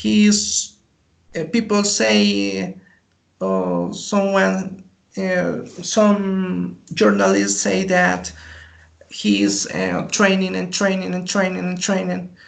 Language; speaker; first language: English; non-native, learner; Spanish